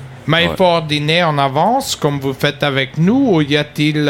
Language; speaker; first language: French; non-native, learner; English